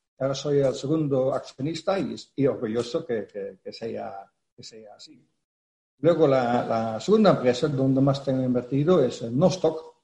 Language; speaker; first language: Spanish; non-native, fluent; Dutch